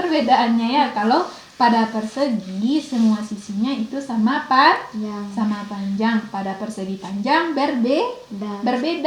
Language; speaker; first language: Indonesian; native; Indonesian